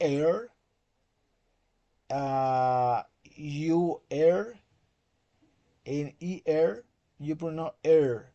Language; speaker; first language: English; non-native, fluent; Spanish